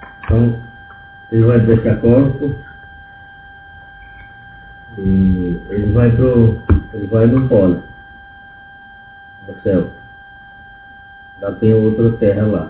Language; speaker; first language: Portuguese; non-native, local second language; Yanomámi